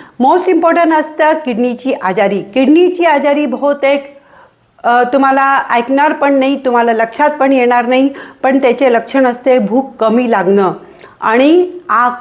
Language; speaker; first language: Marathi; non-native, local second language; Hindi